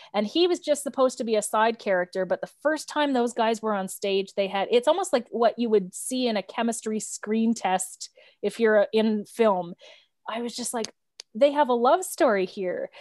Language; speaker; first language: English; native; English